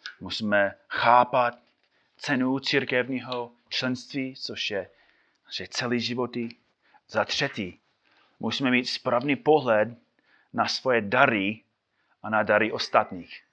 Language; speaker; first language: Czech; non-native, fluent; English